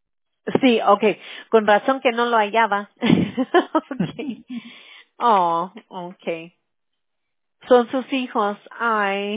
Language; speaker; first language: Spanish; early bilingual, heritage; English